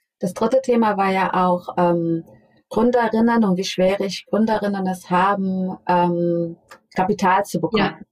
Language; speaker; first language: German; native; German